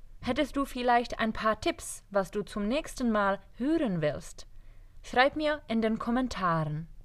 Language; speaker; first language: German; non-native, fluent; Czech